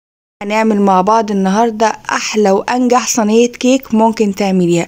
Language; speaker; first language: Arabic; native; Arabic